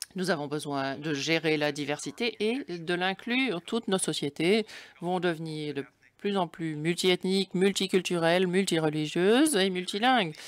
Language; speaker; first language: French; non-native, fluent; German